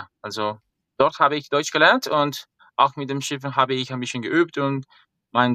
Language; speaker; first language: German; non-native, fluent; Spanish